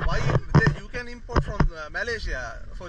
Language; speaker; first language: English; non-native, local second language; Sinhala